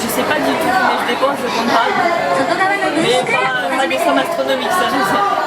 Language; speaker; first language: French; native; French